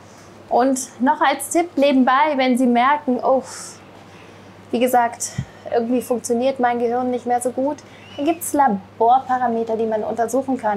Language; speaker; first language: German; native; German